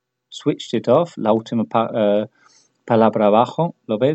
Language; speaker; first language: Spanish; non-native, fluent; English